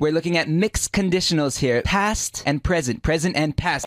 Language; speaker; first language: English; native; English